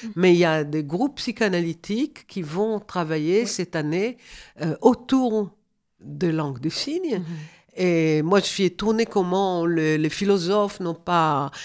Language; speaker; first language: French; non-native, fluent; German